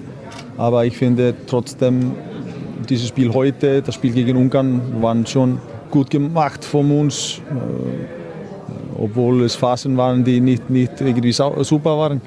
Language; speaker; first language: German; non-native, fluent; Icelandic